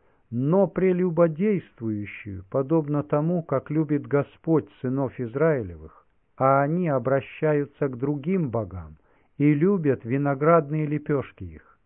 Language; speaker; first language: Russian; native; Russian